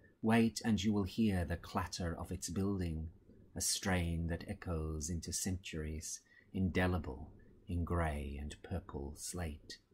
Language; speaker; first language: English; native; English